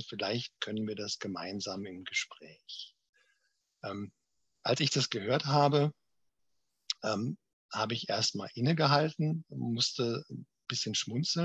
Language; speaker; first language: German; native; German